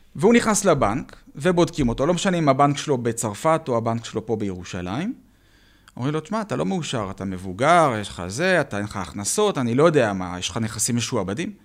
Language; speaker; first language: Hebrew; native; Hebrew